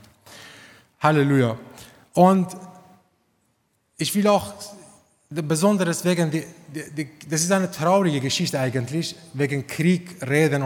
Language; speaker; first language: German; non-native, learner; Romanian